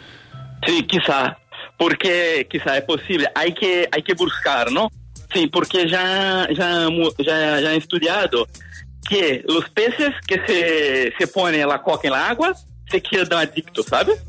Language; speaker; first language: Spanish; non-native, learner; Portuguese